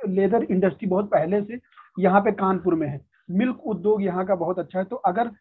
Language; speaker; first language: Hindi; native; Hindi